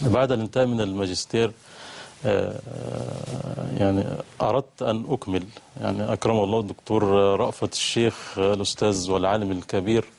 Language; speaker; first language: Arabic; native; Arabic